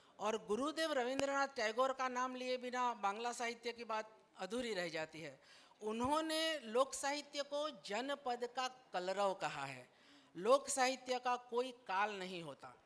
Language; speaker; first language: Hindi; non-native, local second language; Bangla